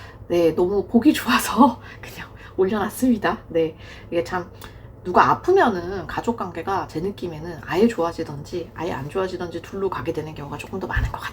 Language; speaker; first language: Korean; native; Korean